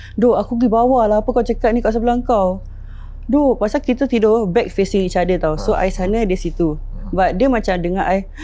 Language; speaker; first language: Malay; native; Malay